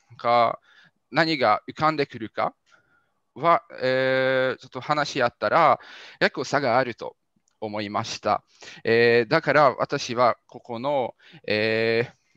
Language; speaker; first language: Japanese; non-native, fluent; Hungarian